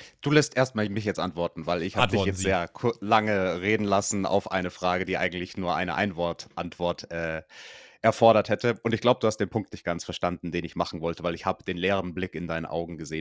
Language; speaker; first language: German; native; German